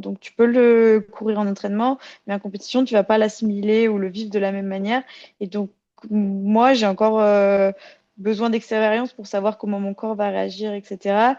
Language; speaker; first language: French; native; French